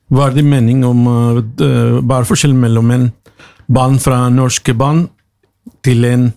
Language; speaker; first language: Norwegian; non-native, learner; Spanish